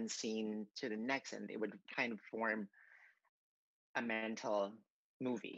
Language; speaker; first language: English; non-native, local second language; Cebuano